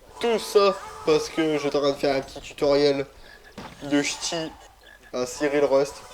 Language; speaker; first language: French; native; French